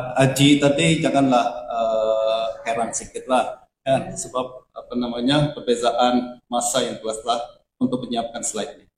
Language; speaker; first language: Indonesian; native; Indonesian